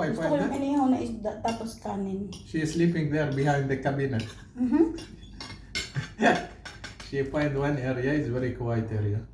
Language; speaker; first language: English; non-native, learner; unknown